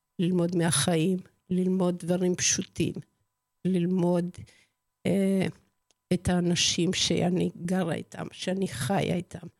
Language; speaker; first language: Hebrew; non-native, fluent; Spanish